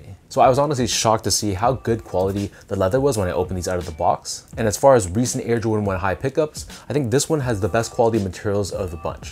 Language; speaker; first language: English; native; English